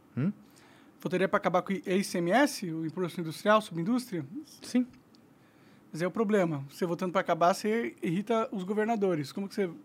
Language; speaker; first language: Portuguese; native; Portuguese